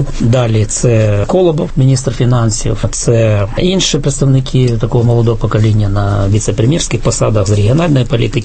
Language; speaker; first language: Ukrainian; native; Ukrainian